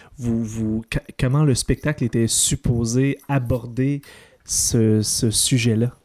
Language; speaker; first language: French; native; French